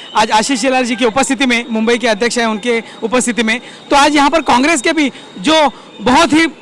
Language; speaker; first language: Hindi; non-native, local second language; Marathi